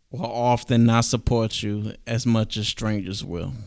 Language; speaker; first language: English; native; English